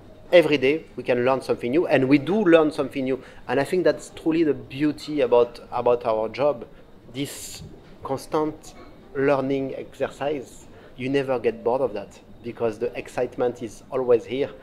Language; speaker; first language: English; non-native, fluent; French